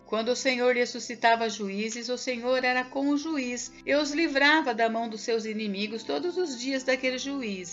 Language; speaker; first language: Portuguese; native; Portuguese